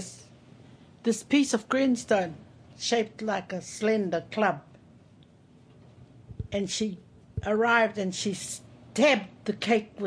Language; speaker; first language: English; native; English